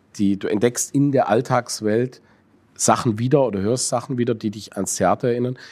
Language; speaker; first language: German; native; German